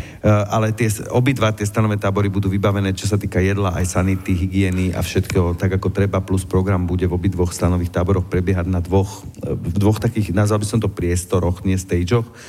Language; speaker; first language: Slovak; native; Slovak